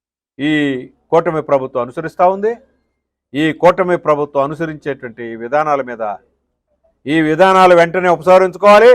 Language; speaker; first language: Telugu; native; Telugu